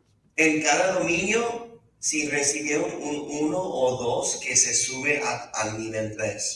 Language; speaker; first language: Spanish; early bilingual, heritage; Spanish